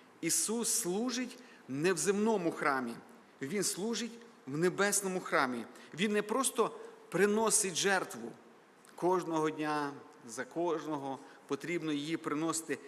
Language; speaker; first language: Ukrainian; native; Ukrainian